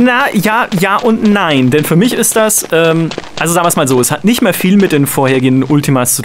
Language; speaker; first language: German; native; German